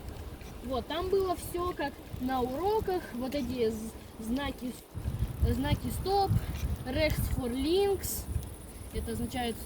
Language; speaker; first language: Russian; early bilingual, other home language; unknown